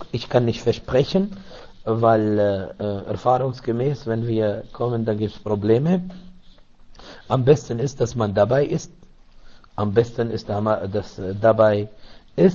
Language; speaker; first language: German; non-native, learner; Arabic